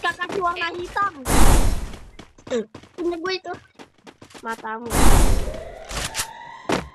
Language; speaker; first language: Indonesian; native; Indonesian